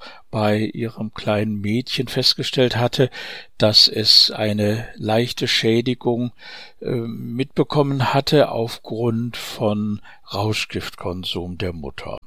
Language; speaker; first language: German; native; German